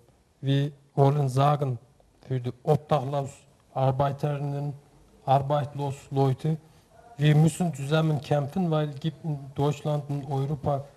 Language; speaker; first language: German; non-native, learner; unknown